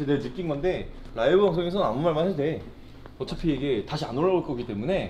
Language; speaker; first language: Korean; native; Korean